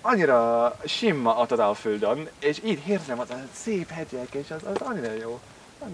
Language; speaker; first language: Hungarian; non-native, learner; English